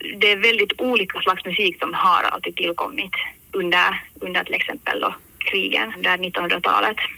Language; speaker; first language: Swedish; native; Swedish